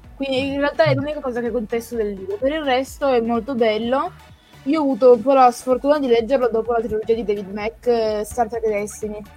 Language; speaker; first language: Italian; native; Italian